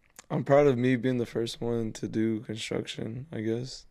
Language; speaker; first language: English; early bilingual, other home language; Spanish